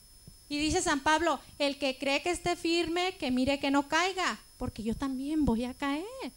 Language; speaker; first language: Spanish; native; Spanish